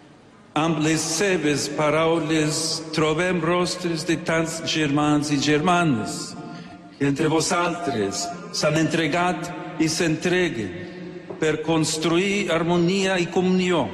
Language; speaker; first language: Catalan; non-native, learner; English